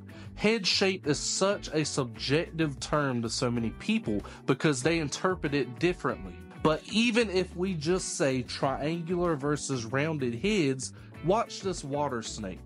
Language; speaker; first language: English; native; English